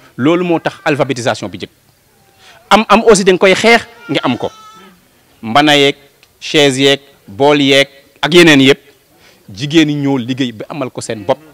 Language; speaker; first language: Wolof; non-native, local second language; Serer